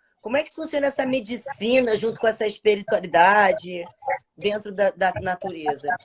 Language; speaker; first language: Portuguese; native; Portuguese